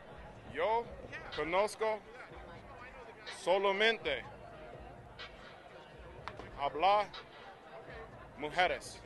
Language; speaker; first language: Spanish; non-native, learner; English